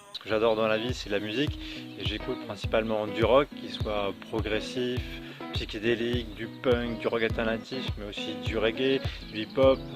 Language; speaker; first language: French; native; French